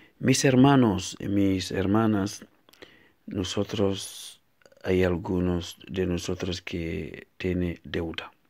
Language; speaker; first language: Spanish; non-native, learner; Fula